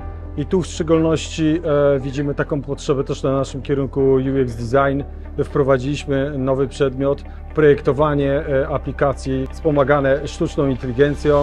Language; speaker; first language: Polish; native; Polish